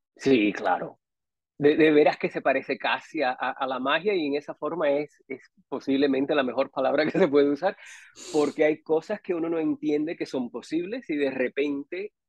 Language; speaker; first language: Spanish; native; Spanish